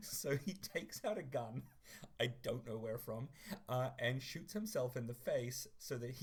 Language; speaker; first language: English; native; English